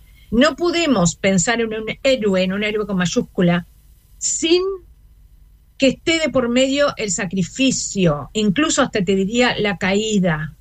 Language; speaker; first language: Spanish; native; Spanish